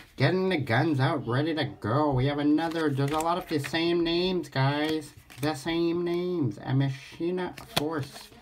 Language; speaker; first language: English; native; English